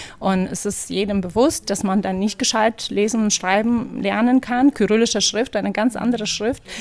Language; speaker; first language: German; non-native, fluent; Ukrainian